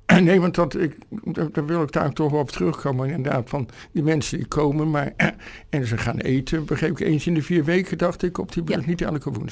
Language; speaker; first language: Dutch; native; Dutch